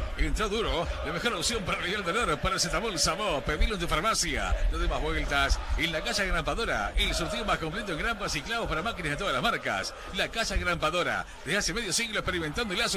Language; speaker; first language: Spanish; native; Spanish